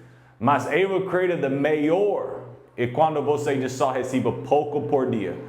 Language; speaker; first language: Portuguese; non-native, learner; English